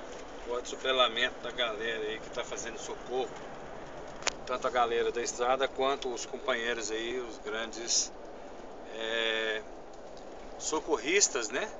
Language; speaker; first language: Portuguese; native; Portuguese